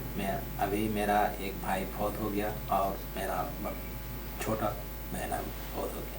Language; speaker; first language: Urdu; early bilingual, heritage; Bangla